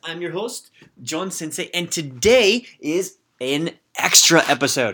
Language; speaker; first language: English; native; English